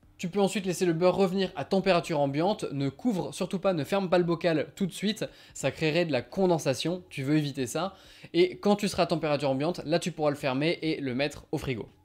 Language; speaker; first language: French; native; French